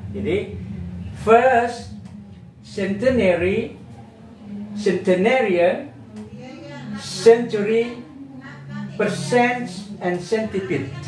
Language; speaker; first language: English; non-native, fluent; Indonesian